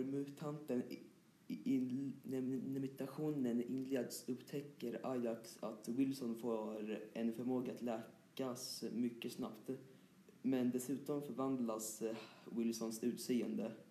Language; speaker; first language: Swedish; native; Swedish